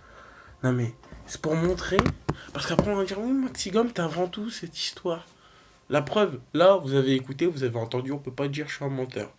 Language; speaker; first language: French; native; French